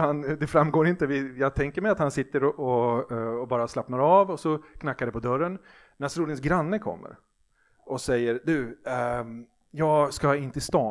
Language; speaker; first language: Swedish; native; Swedish